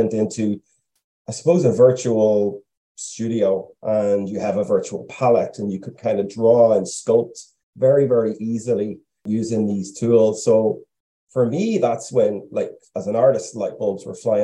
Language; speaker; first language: English; native; English